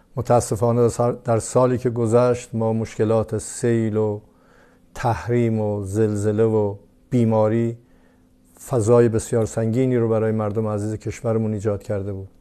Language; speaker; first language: Persian; non-native, local second language; Azerbaijani